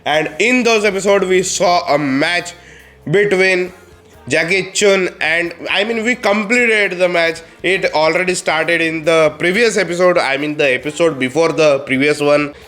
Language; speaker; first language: English; non-native, local second language; Marathi